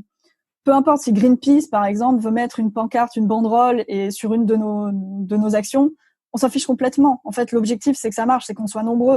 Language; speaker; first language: French; native; French